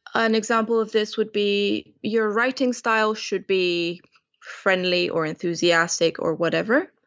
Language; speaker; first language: English; non-native, fluent; Romanian